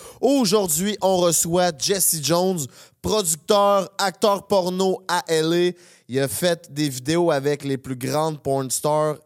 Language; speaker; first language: French; native; French